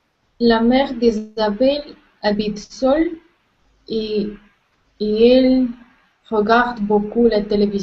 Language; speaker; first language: French; non-native, learner; Russian